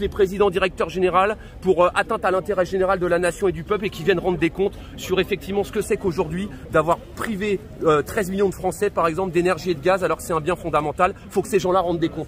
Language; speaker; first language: French; native; French